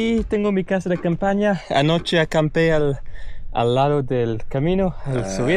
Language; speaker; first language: Spanish; non-native, learner; English